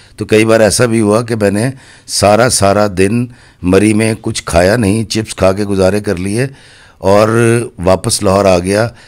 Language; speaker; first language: Urdu; non-native, local second language; Punjabi